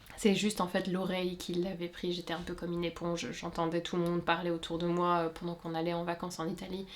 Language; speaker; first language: French; native; French